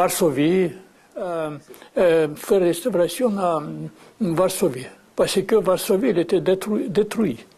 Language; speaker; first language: French; non-native, fluent; Russian